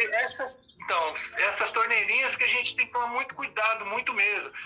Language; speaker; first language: Portuguese; native; Portuguese